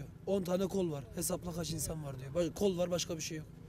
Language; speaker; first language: Turkish; native; Turkish